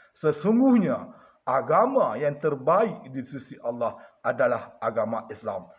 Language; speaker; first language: Malay; non-native, local second language; Achinese